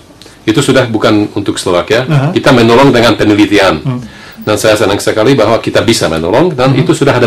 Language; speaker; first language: Indonesian; non-native, fluent; Slovak